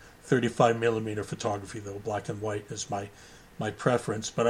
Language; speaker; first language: English; native; English